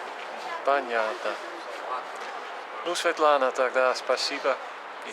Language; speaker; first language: Russian; non-native, fluent; Dutch